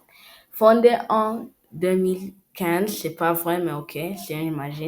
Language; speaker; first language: French; non-native, learner; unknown